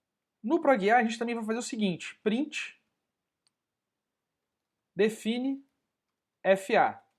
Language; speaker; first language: Portuguese; native; Portuguese